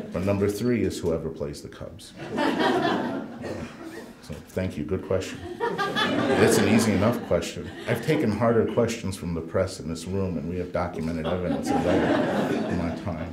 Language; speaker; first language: English; native; English